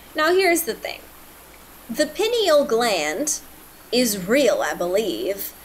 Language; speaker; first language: English; native; English